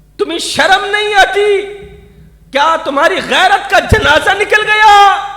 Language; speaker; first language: Urdu; non-native, local second language; Saraiki